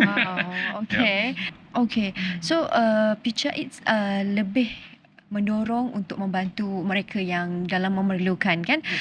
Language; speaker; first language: Malay; native; Malay